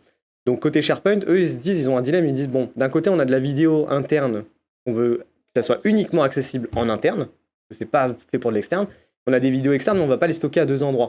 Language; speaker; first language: French; native; French